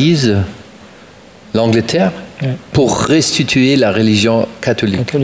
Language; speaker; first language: French; non-native, fluent; German